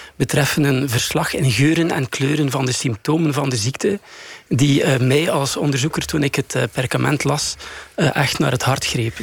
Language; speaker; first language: Dutch; native; Dutch